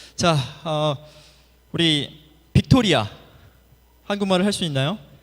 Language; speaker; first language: Korean; native; Korean